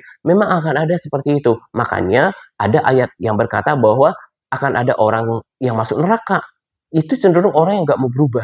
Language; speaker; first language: Indonesian; native; Indonesian